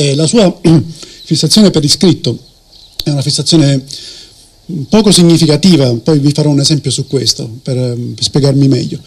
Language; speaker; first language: Italian; native; Italian